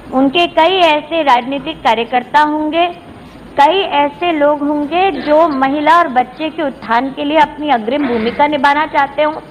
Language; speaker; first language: Hindi; native; Hindi